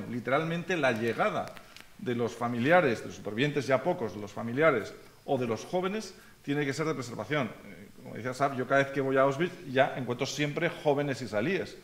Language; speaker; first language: Spanish; native; Spanish